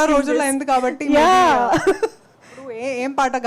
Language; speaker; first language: Telugu; non-native, local second language; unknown